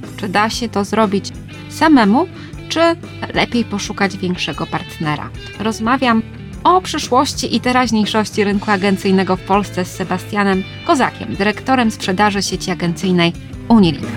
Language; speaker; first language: Polish; native; Polish